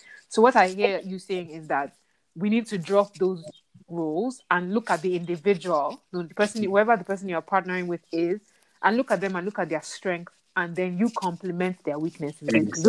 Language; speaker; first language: English; non-native, local second language; Yoruba